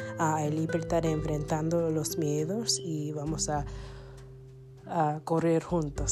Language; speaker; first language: Spanish; non-native, learner; English